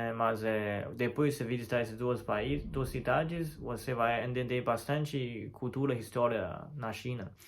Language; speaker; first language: Portuguese; non-native, fluent; Chinese